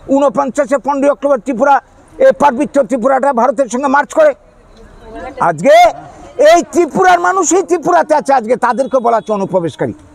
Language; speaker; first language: Bangla; native; Bangla